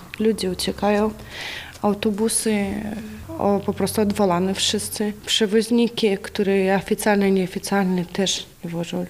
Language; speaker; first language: Polish; non-native, learner; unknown